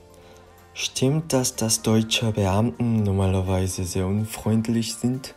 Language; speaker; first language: German; non-native, learner; Korean